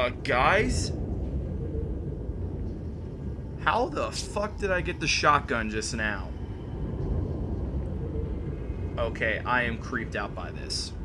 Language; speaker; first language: English; native; English